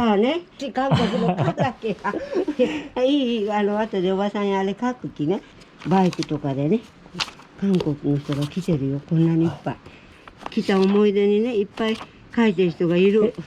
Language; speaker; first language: Japanese; native; Japanese